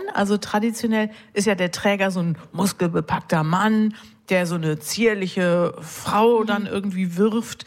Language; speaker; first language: German; native; German